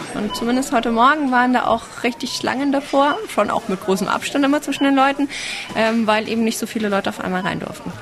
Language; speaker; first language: German; native; German